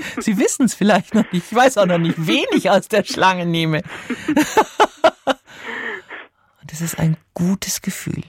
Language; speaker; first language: German; native; German